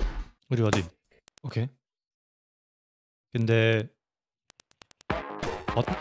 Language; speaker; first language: Korean; non-native, fluent; German